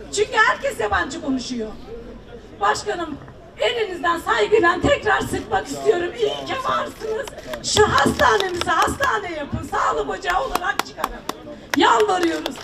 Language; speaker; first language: Turkish; native; Turkish